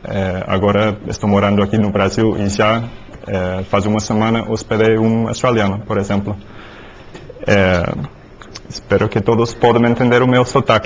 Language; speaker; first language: Portuguese; non-native, learner; English